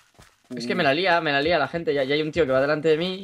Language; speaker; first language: Spanish; native; Spanish